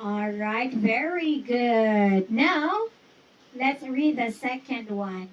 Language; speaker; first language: English; non-native, fluent; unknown